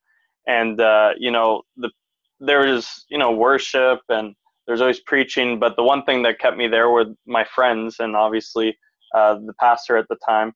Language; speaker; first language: English; native; English